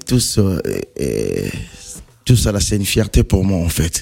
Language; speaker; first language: French; non-native, local second language; Mandingo